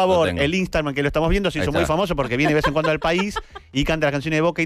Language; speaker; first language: Spanish; native; Spanish